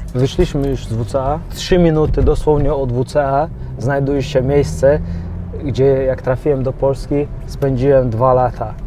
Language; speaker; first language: Polish; non-native, fluent; Chechen